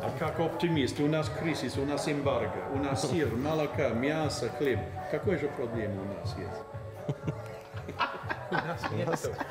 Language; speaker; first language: Russian; non-native, fluent; English